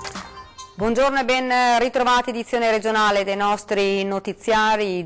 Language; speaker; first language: Italian; native; Italian